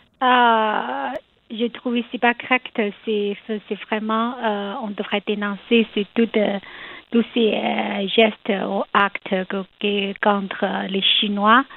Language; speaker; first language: French; non-native, learner; Chinese